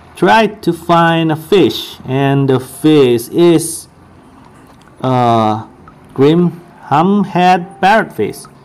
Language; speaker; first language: English; non-native, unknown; Indonesian